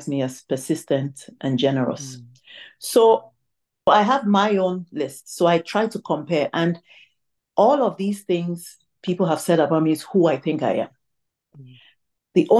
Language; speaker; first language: English; non-native, local second language; Igbo